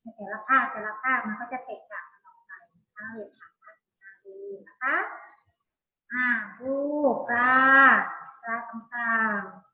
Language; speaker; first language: Thai; native; Thai